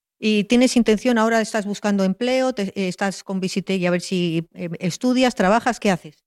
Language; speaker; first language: Spanish; native; Spanish